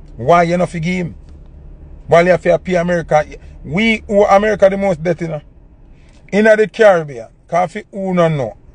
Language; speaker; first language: English; non-native, local second language; Jamaican Creole English